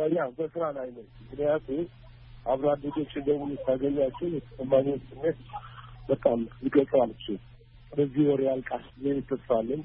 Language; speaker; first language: Amharic; non-native, local second language; Tigrinya